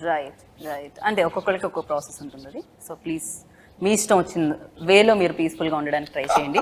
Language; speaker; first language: Telugu; native; Telugu